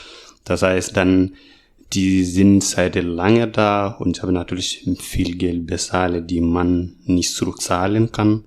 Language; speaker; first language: German; non-native, learner; Masai